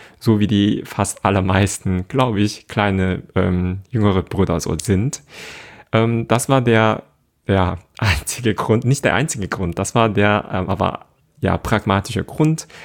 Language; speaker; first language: German; non-native, fluent; Korean